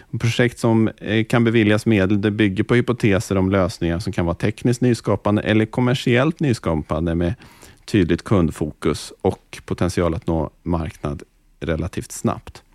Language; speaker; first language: Swedish; native; Swedish